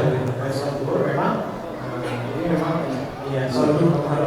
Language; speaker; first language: Indonesian; native; Indonesian